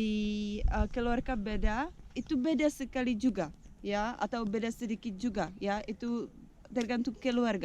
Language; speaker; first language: Indonesian; non-native, learner; Czech